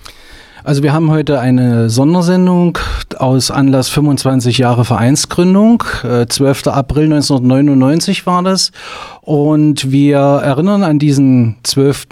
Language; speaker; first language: German; native; German